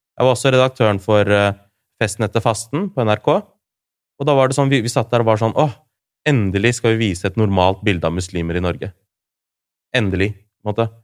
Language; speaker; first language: Norwegian; early bilingual, other home language; Urdu